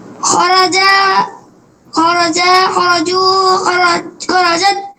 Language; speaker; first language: Arabic; non-native, learner; Bangla